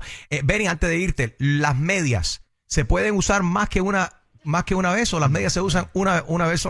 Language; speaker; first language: Spanish; native; Spanish